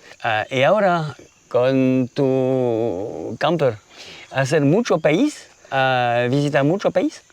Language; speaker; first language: Spanish; non-native, learner; French